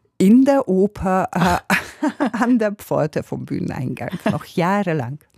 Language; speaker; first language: German; non-native, fluent; Hungarian